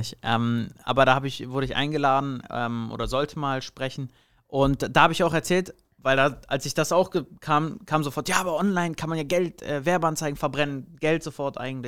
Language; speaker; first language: German; native; German